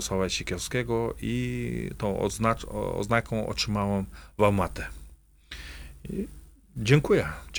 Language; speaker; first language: Polish; non-native, fluent; Kazakh